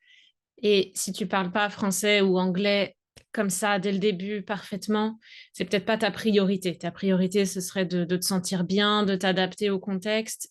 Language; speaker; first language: French; native; French